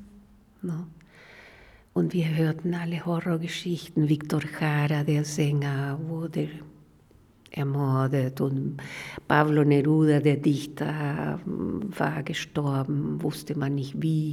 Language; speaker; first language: German; non-native, fluent; Spanish